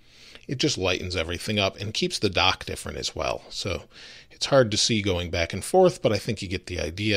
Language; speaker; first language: English; native; English